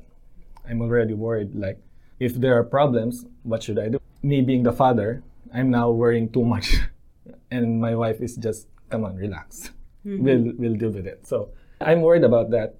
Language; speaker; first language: English; non-native, local second language; Filipino